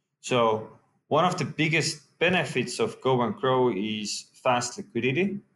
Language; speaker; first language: English; non-native, fluent; Estonian